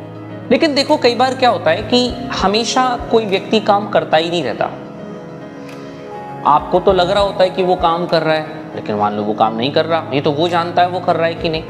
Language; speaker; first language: Hindi; native; Hindi